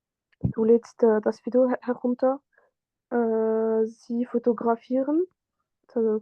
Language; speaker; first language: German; non-native, fluent; French